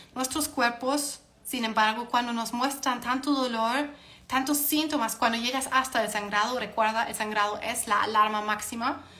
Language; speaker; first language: Spanish; non-native, fluent; German